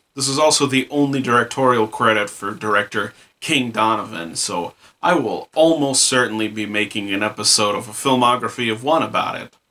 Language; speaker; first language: English; native; English